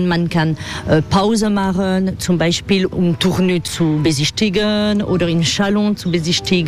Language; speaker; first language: German; non-native, fluent; French